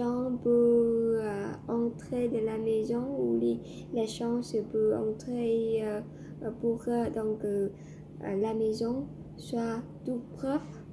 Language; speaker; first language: French; non-native, learner; Vietnamese